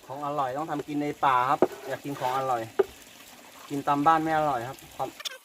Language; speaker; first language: Thai; native; Thai